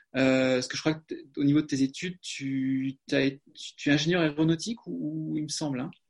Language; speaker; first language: French; native; French